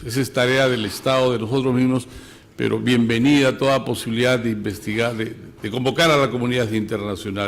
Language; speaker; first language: Spanish; native; Spanish